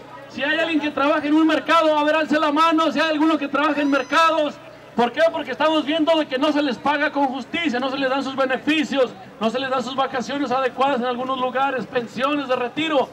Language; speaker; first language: Spanish; native; Spanish